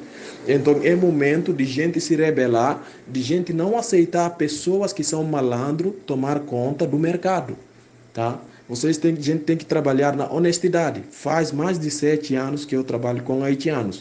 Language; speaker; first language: Portuguese; non-native, fluent; Haitian Creole